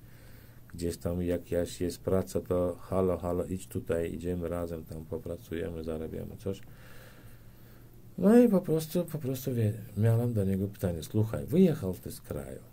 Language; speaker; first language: Polish; non-native, learner; Turkmen